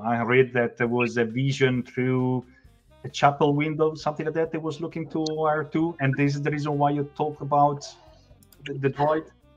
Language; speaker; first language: English; non-native, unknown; Italian